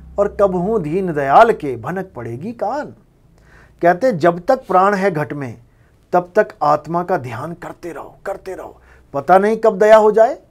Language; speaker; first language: Hindi; non-native, local second language; Punjabi